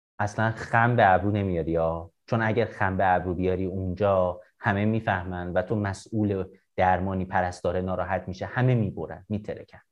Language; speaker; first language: Persian; native; Persian